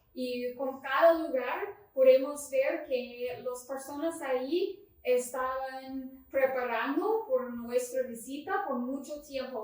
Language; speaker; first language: Spanish; non-native, fluent; English